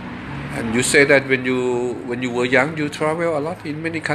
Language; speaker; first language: English; non-native, learner; Thai